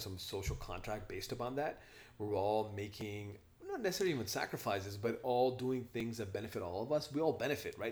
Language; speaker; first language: English; non-native, local second language; Hindi